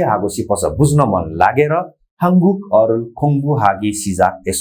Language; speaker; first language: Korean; non-native, fluent; Nepali